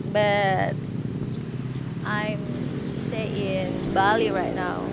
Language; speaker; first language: English; non-native, learner; Indonesian